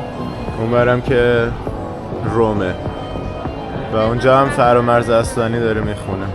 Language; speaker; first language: Persian; native; Persian